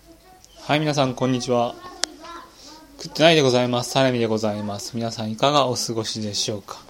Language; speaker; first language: Japanese; native; Japanese